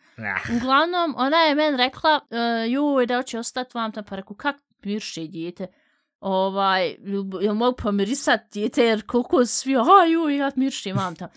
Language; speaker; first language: Bosnian; early bilingual, heritage; Bosnian